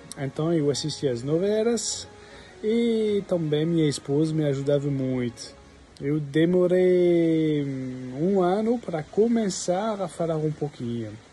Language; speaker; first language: Portuguese; non-native, fluent; French